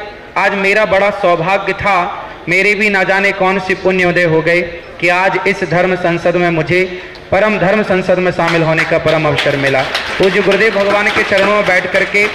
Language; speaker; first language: Hindi; native; Hindi